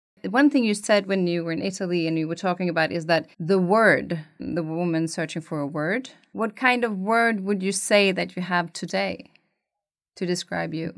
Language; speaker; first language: English; non-native, fluent; Swedish